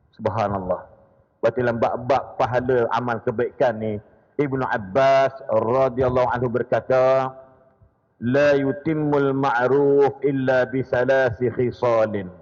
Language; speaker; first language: Malay; native; Malay